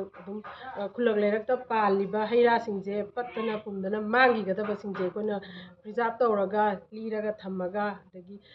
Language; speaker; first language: Manipuri; native; Manipuri